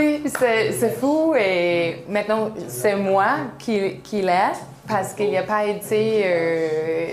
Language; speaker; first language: French; non-native, learner; Danish